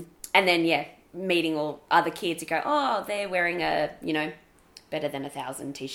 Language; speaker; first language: English; native; English